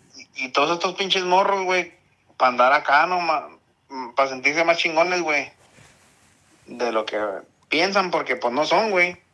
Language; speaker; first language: Spanish; early bilingual, heritage; Spanish